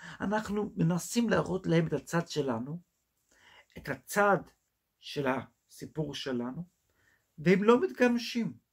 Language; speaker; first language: Hebrew; non-native, fluent; English